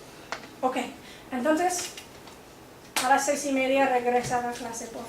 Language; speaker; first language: Spanish; non-native, fluent; English